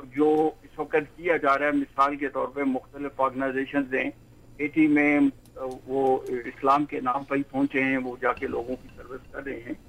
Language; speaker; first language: Urdu; native; Urdu